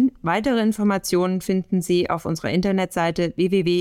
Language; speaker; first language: German; native; German